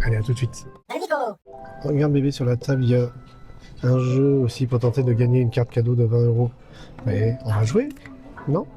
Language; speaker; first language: French; native; French